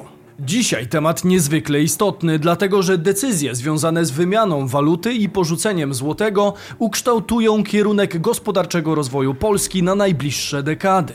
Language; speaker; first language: Polish; native; Polish